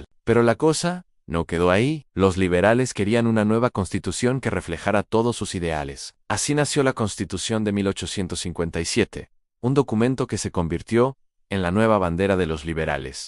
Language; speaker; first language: Spanish; native; Spanish